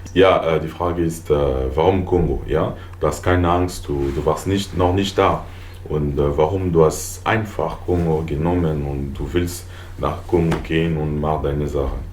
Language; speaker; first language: German; non-native, learner; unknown